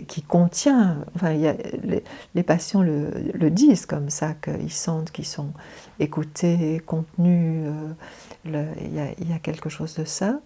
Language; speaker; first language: French; native; French